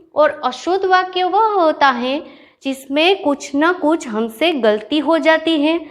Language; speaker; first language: Hindi; non-native, local second language; Gujarati